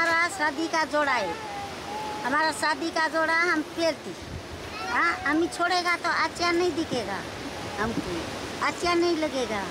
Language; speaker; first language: Hindi; non-native, local second language; Malayalam